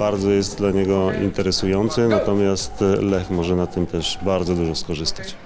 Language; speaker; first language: Polish; native; Polish